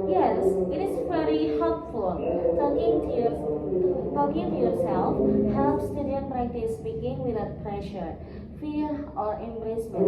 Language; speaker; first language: English; non-native, learner; Indonesian